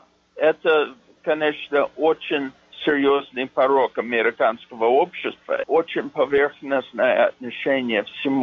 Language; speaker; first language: Russian; non-native, fluent; English